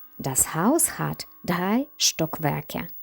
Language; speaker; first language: German; non-native, fluent; Ukrainian